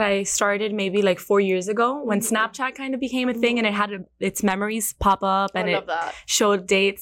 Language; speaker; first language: English; early bilingual, other home language; Spanish